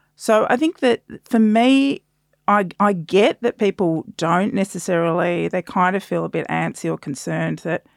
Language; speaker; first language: English; native; English